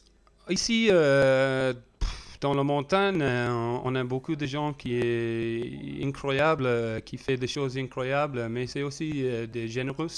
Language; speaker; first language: French; non-native, learner; English